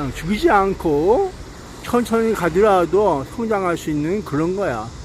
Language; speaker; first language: Korean; native; Korean